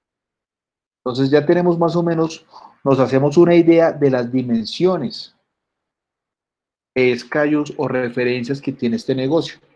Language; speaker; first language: Spanish; native; Spanish